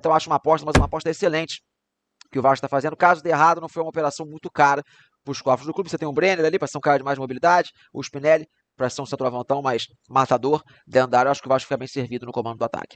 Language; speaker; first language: Portuguese; native; Portuguese